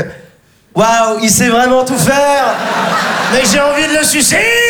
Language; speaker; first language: French; native; French